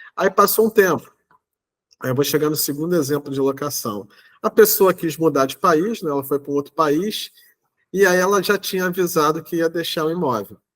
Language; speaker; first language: Portuguese; native; Portuguese